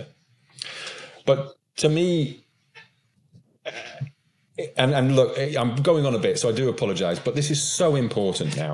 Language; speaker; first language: English; native; English